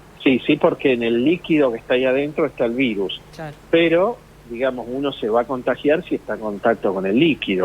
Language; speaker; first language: Spanish; native; Spanish